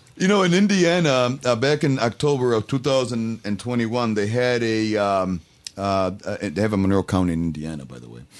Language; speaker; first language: English; native; English